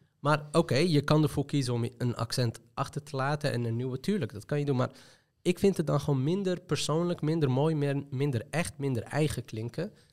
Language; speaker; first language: Dutch; early bilingual, other home language; Arabic